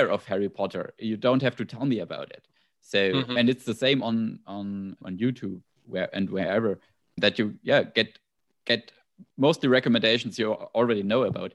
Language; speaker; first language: English; non-native, fluent; German